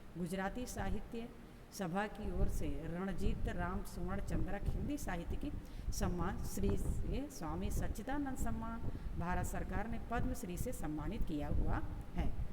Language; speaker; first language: Hindi; non-native, local second language; Gujarati